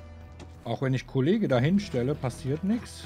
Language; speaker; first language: German; native; German